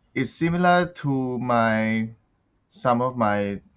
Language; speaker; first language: English; non-native, learner; Thai